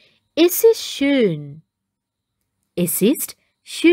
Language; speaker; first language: German; non-native, learner; Sinhala